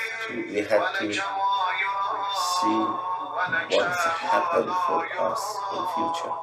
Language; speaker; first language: English; non-native, learner; Persian